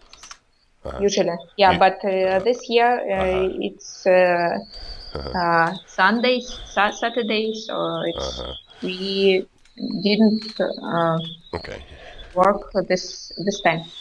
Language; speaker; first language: English; non-native, learner; Russian